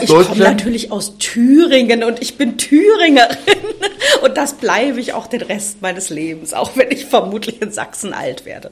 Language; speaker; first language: German; native; German